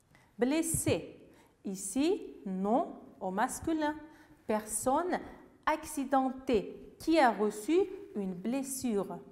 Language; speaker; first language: French; non-native, fluent; Uzbek